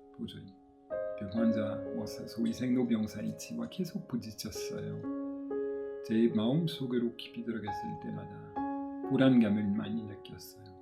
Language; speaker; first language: Korean; non-native, fluent; French